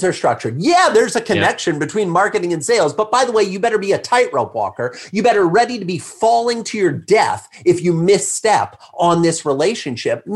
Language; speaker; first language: English; native; English